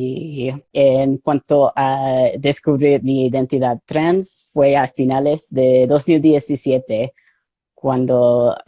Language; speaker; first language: Spanish; non-native, fluent; English